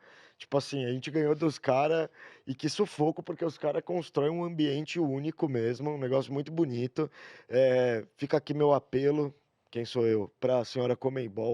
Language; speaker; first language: Portuguese; native; Portuguese